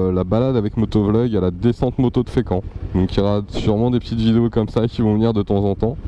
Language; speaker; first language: French; native; French